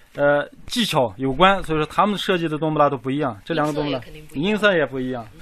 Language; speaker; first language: Chinese; non-native, local second language; Kazakh